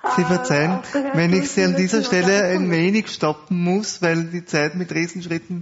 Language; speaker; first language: German; native; German